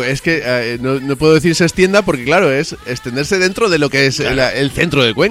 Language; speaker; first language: Spanish; native; Spanish